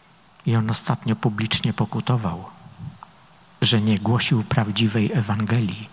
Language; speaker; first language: Polish; native; Polish